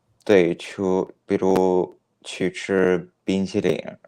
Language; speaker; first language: Chinese; non-native, fluent; Italian